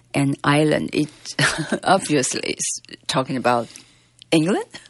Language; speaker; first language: English; non-native, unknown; Chinese